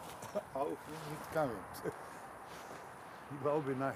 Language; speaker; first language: German; non-native, learner; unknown